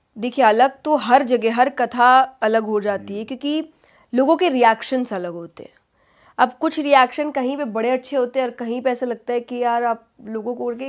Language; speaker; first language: Hindi; native; Hindi